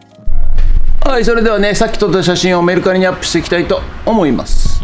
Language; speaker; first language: Japanese; native; Japanese